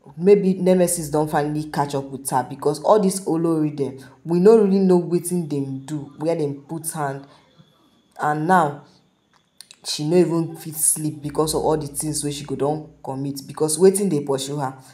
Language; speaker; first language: Nigerian Pidgin; native; Nigerian Pidgin